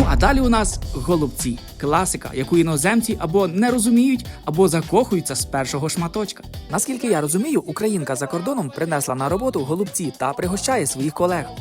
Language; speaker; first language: Ukrainian; native; Ukrainian